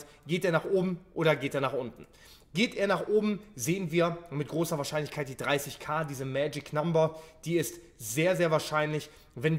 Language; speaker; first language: German; native; German